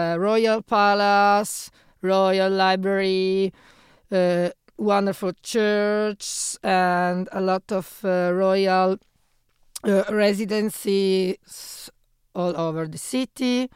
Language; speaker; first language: English; non-native, fluent; Italian